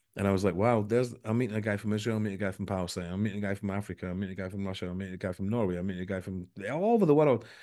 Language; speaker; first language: English; native; English